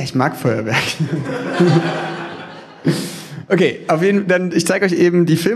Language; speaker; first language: German; native; German